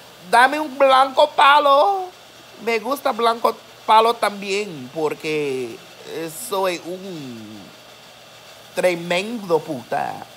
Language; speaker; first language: Spanish; non-native, learner; English